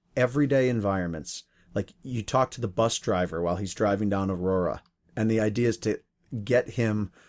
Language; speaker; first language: English; native; English